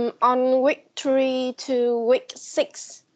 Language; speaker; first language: English; non-native, learner; Vietnamese